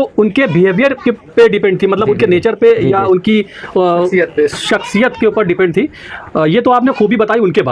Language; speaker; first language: Hindi; native; Hindi